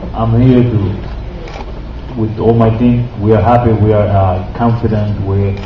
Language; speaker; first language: English; non-native, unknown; Spanish